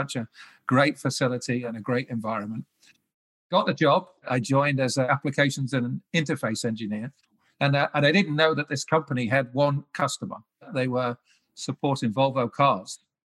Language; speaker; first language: English; native; English